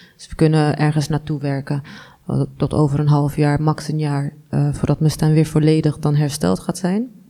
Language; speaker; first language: Dutch; early bilingual, other home language; Arabic